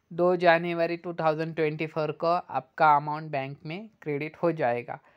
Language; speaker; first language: Hindi; non-native, local second language; Marathi